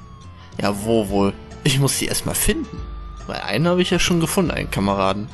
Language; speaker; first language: German; native; German